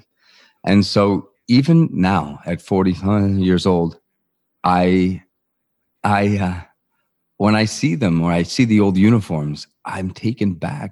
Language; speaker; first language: English; native; English